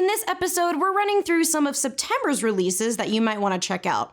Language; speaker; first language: English; native; English